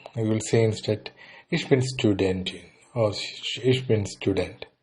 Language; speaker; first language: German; non-native, fluent; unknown